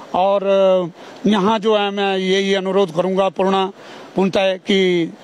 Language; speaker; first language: Hindi; native; Hindi